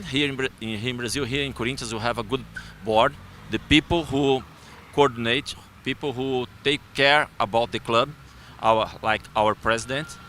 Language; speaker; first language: English; non-native, learner; Portuguese